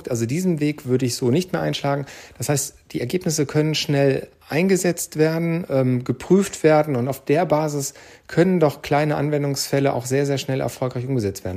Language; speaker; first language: German; native; German